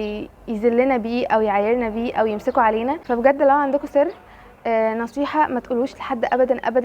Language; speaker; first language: Arabic; native; Arabic